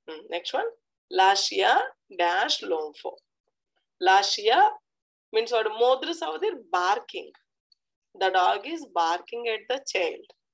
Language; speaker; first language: English; non-native, local second language; Telugu